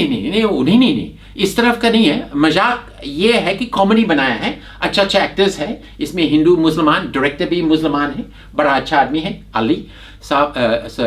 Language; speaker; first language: Hindi; non-native, fluent; English